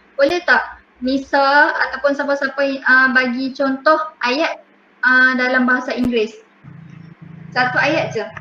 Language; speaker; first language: Malay; native; Malay